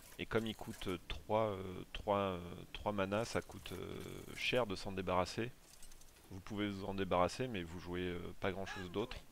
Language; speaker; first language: French; native; French